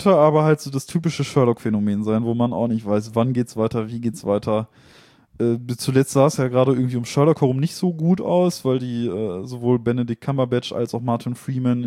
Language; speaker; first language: German; native; German